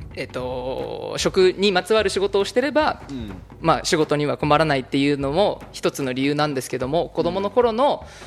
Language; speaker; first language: Japanese; early bilingual, heritage; Japanese